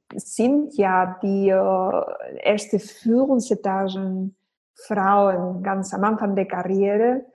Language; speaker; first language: German; non-native, fluent; Spanish